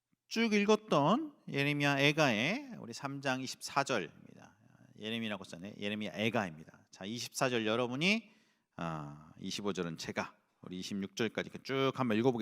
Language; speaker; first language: Korean; native; Korean